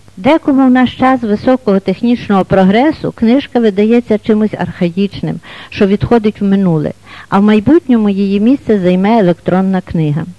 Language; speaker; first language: Ukrainian; native; Ukrainian